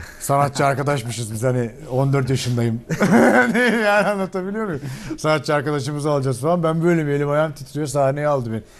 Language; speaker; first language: Turkish; native; Turkish